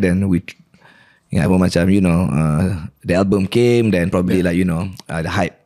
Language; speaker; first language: English; non-native, local second language; Malay